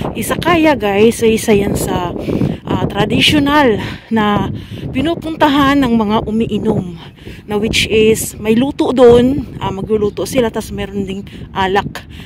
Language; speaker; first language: Filipino; native; Filipino